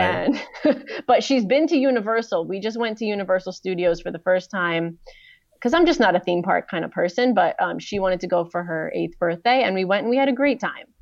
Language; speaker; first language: English; native; English